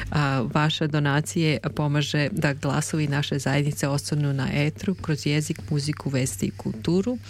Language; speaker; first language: Serbian; native; Serbian